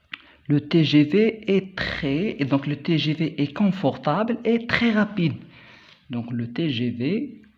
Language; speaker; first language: French; non-native, local second language; Arabic